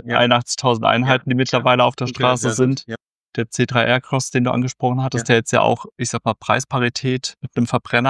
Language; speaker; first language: German; native; German